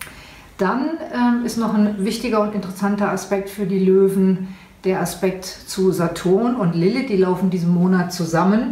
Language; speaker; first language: German; native; German